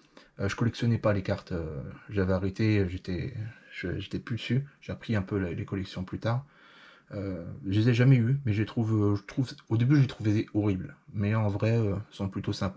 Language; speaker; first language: French; native; French